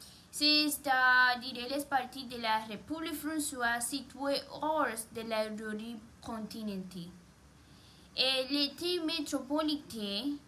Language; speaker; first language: French; non-native, learner; Spanish